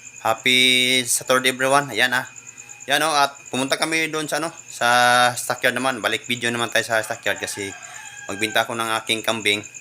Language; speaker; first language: Filipino; non-native, local second language; Cebuano